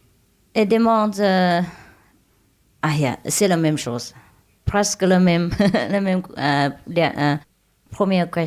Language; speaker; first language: French; non-native, learner; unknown